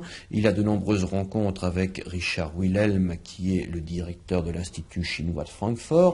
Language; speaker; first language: French; native; French